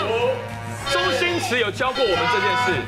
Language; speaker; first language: Chinese; native; Chinese